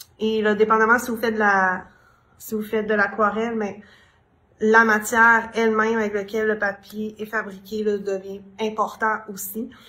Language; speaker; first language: French; native; French